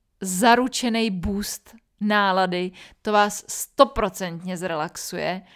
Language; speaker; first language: Czech; native; Czech